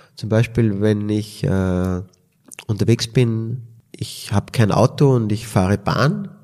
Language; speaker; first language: German; native; German